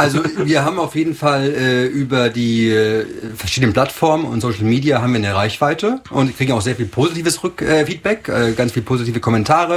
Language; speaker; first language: German; native; German